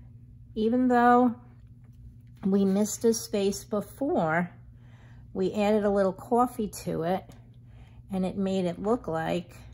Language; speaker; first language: English; native; English